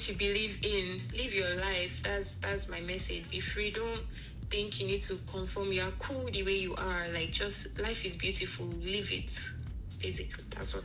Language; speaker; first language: English; non-native, local second language; Yoruba